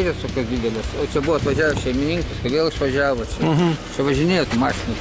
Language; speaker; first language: Lithuanian; native; Lithuanian